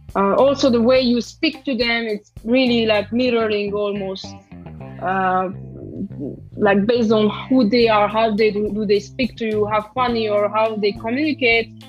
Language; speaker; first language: English; non-native, fluent; Romanian